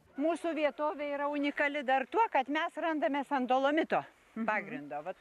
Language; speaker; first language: Lithuanian; native; Lithuanian